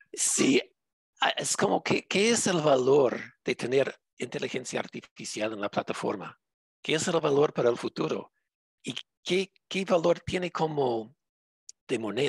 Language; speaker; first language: Spanish; non-native, fluent; English